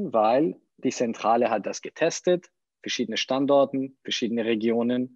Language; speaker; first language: German; non-native, fluent; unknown